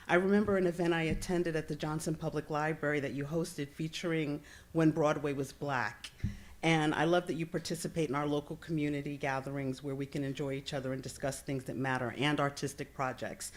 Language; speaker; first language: English; native; English